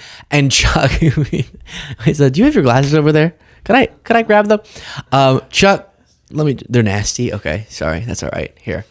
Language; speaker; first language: English; native; English